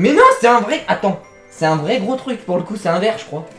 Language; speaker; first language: French; native; French